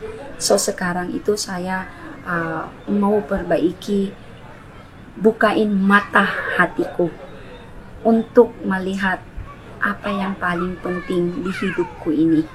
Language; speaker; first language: Indonesian; non-native, fluent; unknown